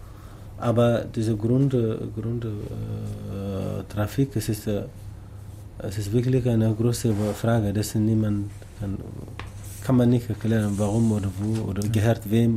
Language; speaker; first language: German; non-native, learner; Tamasheq